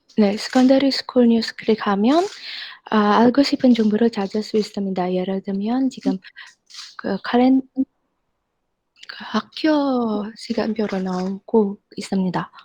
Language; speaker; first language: Korean; non-native, fluent; Indonesian